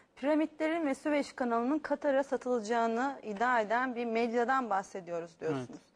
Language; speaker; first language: Turkish; native; Turkish